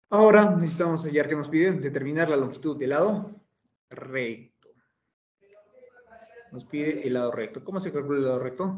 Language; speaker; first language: Spanish; native; Spanish